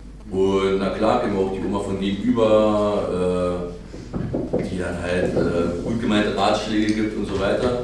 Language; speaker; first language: German; native; German